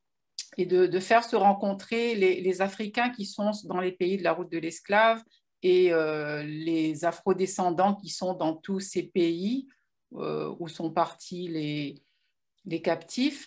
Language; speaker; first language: French; native; French